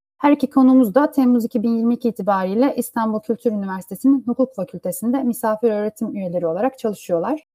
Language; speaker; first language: Turkish; native; Turkish